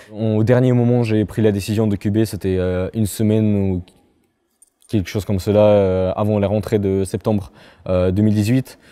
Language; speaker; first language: French; non-native, fluent; Chechen